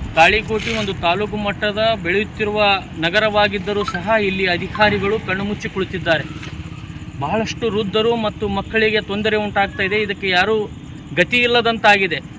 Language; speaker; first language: Kannada; native; Kannada